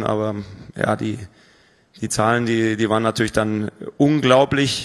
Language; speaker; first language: German; native; German